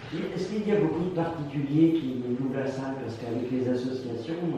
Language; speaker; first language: French; native; French